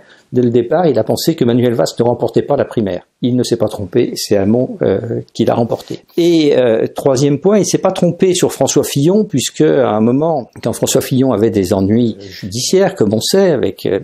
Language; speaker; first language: French; native; French